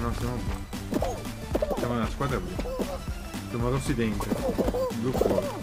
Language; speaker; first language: Italian; native; Italian